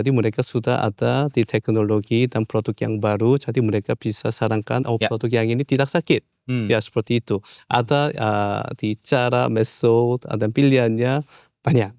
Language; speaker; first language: Indonesian; non-native, learner; Korean